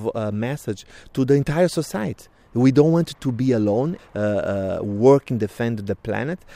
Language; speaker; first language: English; non-native, fluent; Portuguese